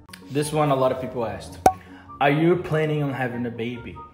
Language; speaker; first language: English; non-native, fluent; Portuguese